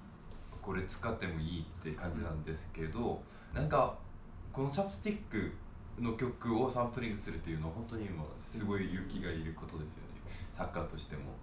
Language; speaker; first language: Japanese; non-native, fluent; Korean